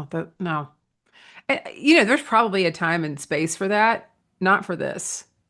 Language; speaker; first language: English; native; English